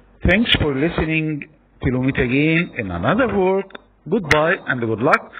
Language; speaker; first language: English; non-native, fluent; Arabic